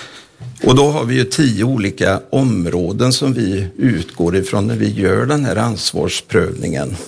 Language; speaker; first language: Swedish; native; Swedish